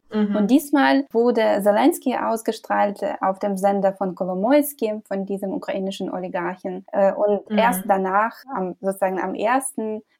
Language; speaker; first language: German; non-native, fluent; Ukrainian